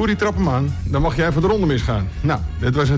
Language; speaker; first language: Dutch; native; Dutch